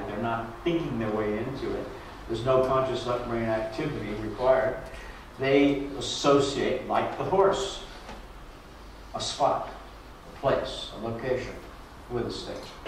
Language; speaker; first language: English; native; English